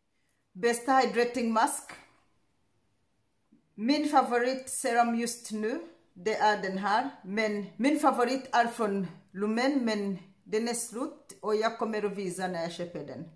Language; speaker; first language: Swedish; non-native, learner; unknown